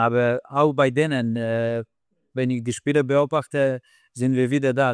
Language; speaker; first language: German; non-native, fluent; Slovenian